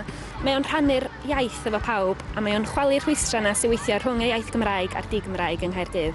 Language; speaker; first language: Welsh; native; Welsh